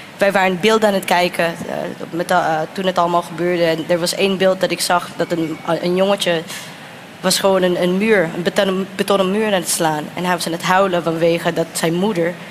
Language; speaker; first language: Dutch; non-native, fluent; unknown